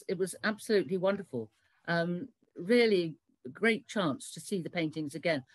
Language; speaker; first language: English; native; English